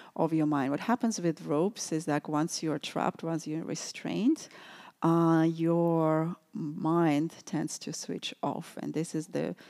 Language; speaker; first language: English; non-native, fluent; Russian